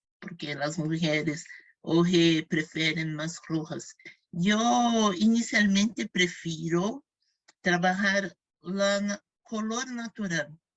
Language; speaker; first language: Spanish; non-native, fluent; Portuguese